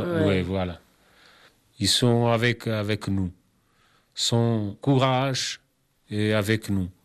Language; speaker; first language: French; non-native, learner; Kabuverdianu